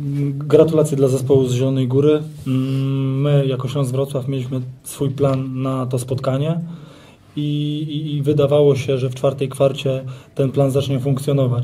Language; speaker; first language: Polish; native; Polish